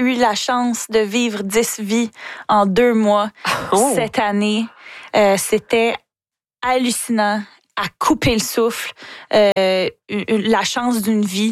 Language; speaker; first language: French; native; French